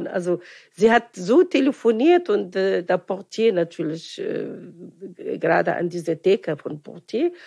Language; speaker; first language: German; non-native, fluent; Arabic